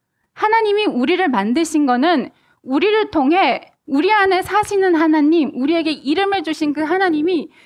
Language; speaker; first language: Korean; native; Korean